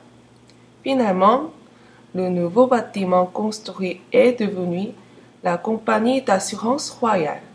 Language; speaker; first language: French; non-native, learner; Korean